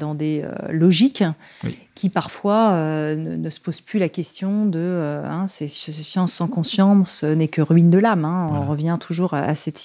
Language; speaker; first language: French; native; French